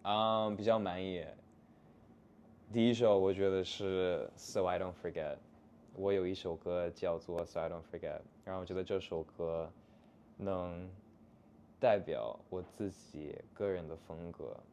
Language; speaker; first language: Chinese; non-native, fluent; English